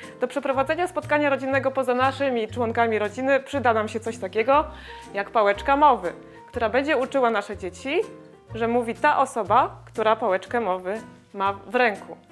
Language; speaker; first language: Polish; native; Polish